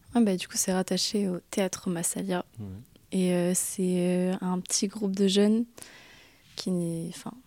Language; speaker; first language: French; native; French